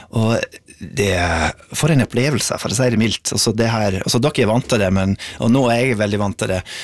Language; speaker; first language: Norwegian; non-native, fluent; English